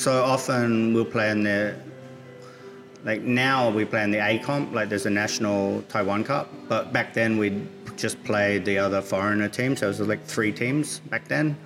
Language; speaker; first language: English; native; English